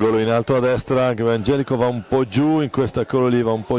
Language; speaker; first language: Italian; native; Italian